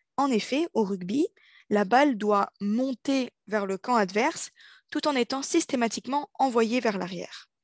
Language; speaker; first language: French; native; French